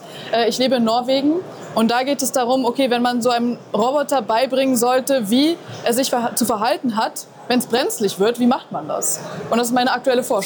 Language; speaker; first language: German; native; German